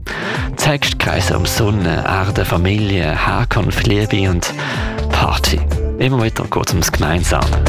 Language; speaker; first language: German; native; German